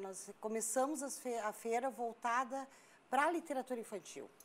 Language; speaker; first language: Portuguese; native; Portuguese